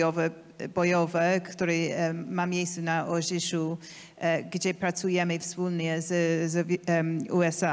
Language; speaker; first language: Polish; non-native, learner; English